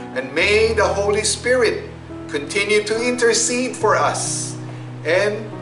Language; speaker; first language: English; non-native, local second language; Min Nan Chinese